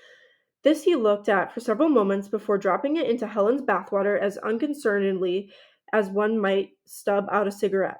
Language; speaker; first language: English; native; English